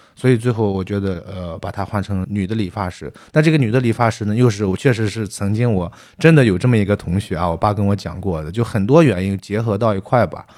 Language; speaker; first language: Chinese; native; Chinese